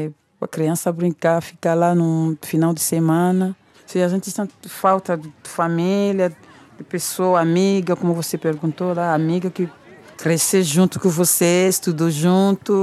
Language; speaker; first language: Portuguese; non-native, local second language; French